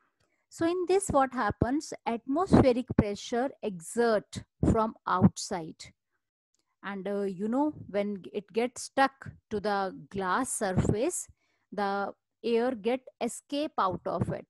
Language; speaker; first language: English; non-native, local second language; Hindi